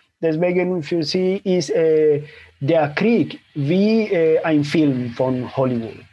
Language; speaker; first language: German; non-native, fluent; Spanish